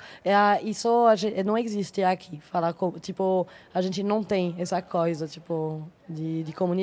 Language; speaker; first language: Portuguese; non-native, fluent; French